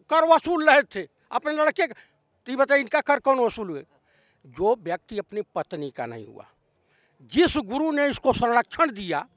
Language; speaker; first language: Hindi; native; Hindi